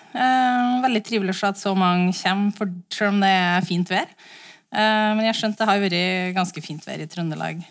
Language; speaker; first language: Norwegian; native; Norwegian